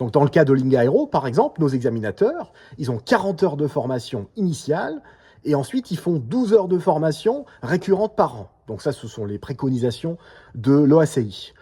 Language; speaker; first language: French; non-native, fluent; English